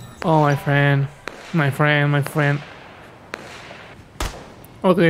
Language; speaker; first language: English; non-native, learner; Spanish